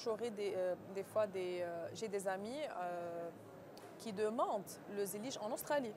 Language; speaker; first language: French; non-native, local second language; Arabic